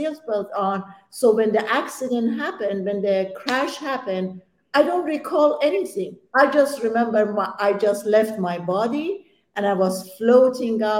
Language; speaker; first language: English; non-native, fluent; Persian